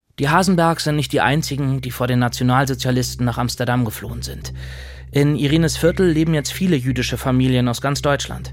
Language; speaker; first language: German; native; German